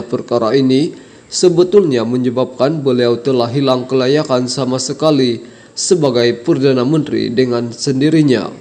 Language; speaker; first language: Malay; native; Malay